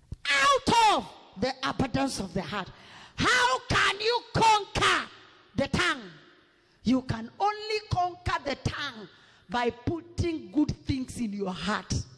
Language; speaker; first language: English; non-native, local second language; Swahili